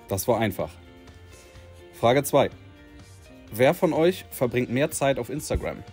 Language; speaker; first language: German; native; German